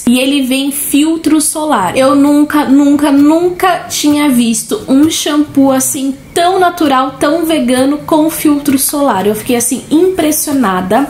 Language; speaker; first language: Portuguese; native; Portuguese